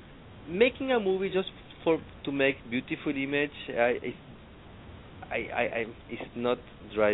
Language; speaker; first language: English; non-native, fluent; Spanish